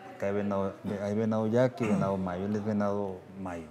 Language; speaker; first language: Spanish; native; Spanish